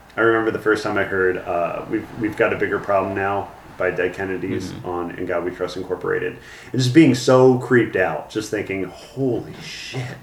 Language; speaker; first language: English; native; English